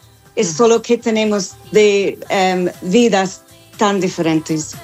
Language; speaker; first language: Spanish; non-native, learner; English